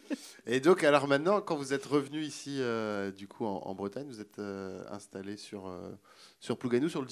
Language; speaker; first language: French; native; French